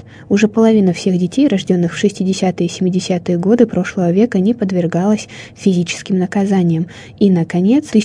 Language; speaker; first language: Russian; native; Russian